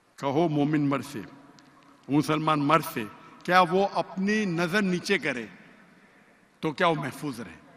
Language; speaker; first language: Urdu; non-native, local second language; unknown